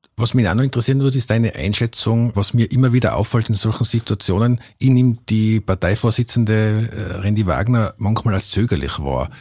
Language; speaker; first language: German; native; German